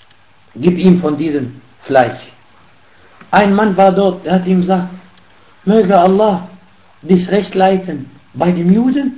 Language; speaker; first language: German; non-native, fluent; Arabic